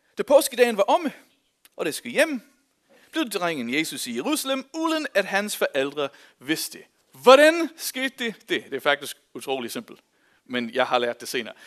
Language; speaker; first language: Danish; non-native, fluent; English